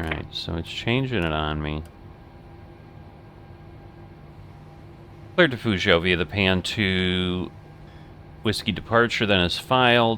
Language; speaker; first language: English; native; English